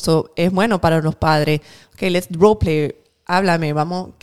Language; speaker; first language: Spanish; early bilingual, heritage; Spanish